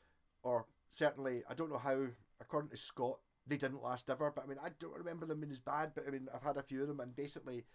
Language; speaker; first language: English; native; English